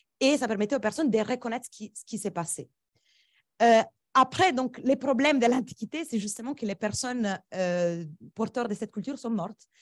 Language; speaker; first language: French; non-native, fluent; Italian